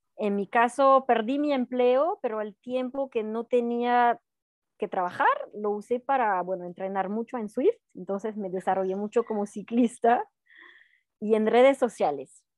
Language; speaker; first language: Spanish; non-native, fluent; French